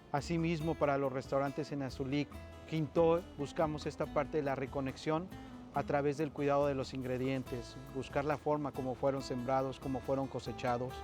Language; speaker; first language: Spanish; native; Spanish